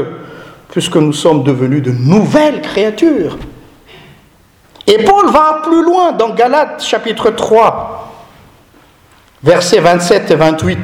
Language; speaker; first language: French; non-native, local second language; Malagasy